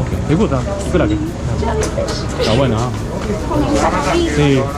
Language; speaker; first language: Spanish; non-native, learner; Japanese